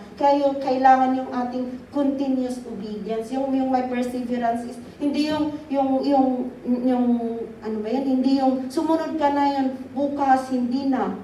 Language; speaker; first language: Filipino; native; Filipino